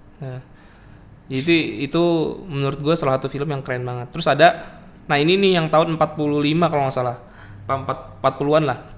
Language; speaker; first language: Indonesian; native; Indonesian